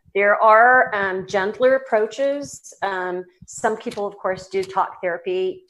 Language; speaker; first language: English; native; English